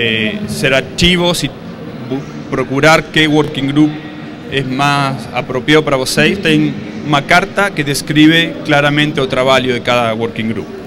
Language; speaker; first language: Portuguese; non-native, learner; Spanish